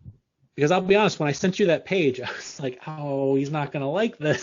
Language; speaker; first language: English; native; English